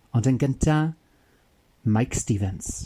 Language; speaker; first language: Welsh; native; Welsh